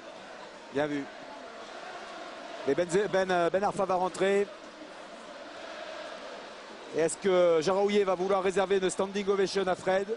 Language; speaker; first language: French; native; French